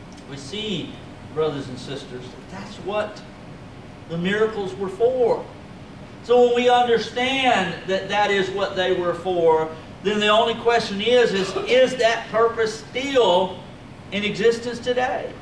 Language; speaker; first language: English; native; English